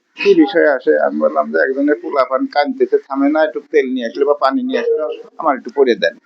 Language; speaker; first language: Bangla; native; Bangla